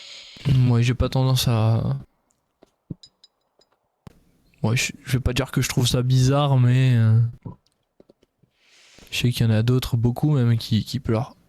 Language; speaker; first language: French; native; French